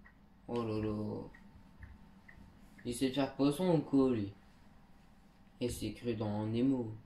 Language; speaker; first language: French; native; French